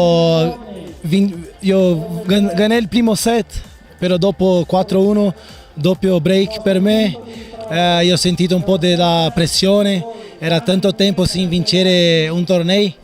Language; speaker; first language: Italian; non-native, learner; Portuguese